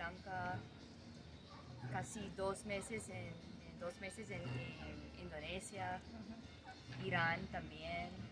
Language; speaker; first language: Spanish; non-native, learner; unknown